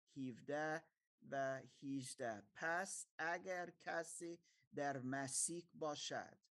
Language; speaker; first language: Persian; non-native, fluent; German